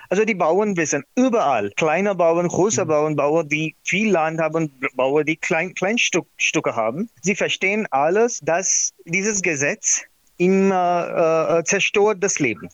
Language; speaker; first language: German; non-native, learner; Marathi